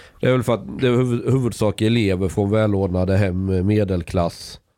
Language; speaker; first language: Swedish; early bilingual, other home language; Persian